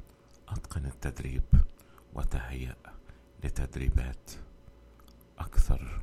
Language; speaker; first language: Arabic; native; Arabic